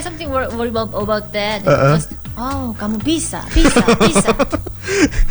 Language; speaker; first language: English; non-native, learner; Korean